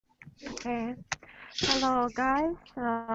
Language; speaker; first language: English; non-native, learner; Russian